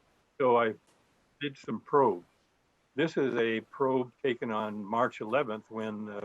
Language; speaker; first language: English; native; English